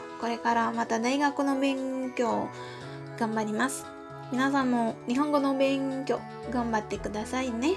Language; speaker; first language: Japanese; non-native, learner; Indonesian